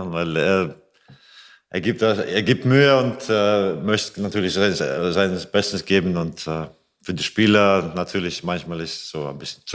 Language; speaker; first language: German; non-native, fluent; Latvian